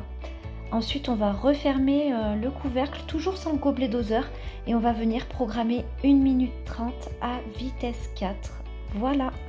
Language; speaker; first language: French; native; French